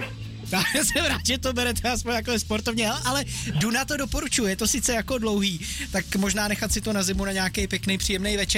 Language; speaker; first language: Czech; native; Czech